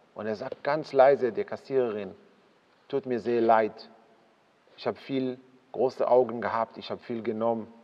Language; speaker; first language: German; non-native, fluent; Hebrew